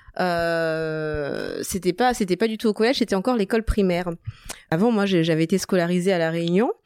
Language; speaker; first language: French; native; French